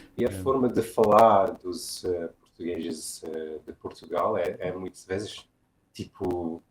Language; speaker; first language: Portuguese; non-native, fluent; English